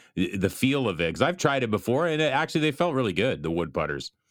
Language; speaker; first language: English; native; English